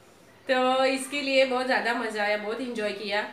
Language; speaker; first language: Hindi; native; Hindi